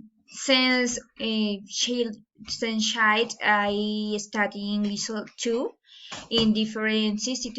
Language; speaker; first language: English; non-native, learner; Spanish